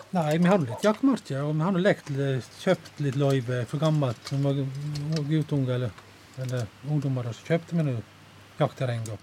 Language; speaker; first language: Norwegian; native; Norwegian